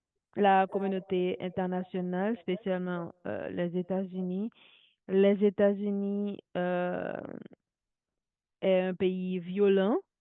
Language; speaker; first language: French; non-native, local second language; Haitian Creole